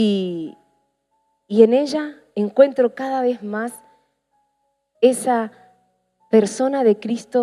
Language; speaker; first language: Spanish; native; Spanish